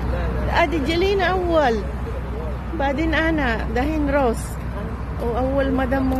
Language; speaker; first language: Arabic; non-native, learner; Filipino